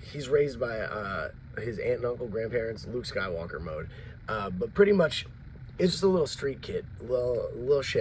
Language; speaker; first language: English; native; English